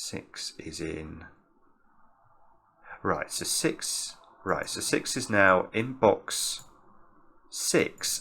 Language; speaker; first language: English; native; English